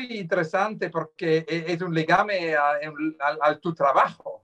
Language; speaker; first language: Spanish; non-native, fluent; Swiss German